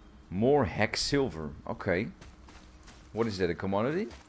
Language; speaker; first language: English; non-native, fluent; Dutch